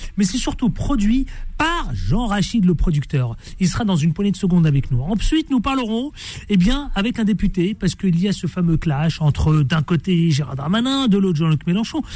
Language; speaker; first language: French; native; French